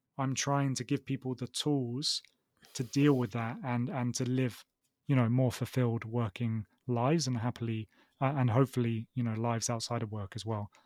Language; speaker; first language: English; native; English